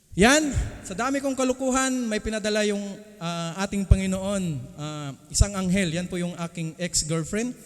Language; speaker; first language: Filipino; non-native, local second language; Cebuano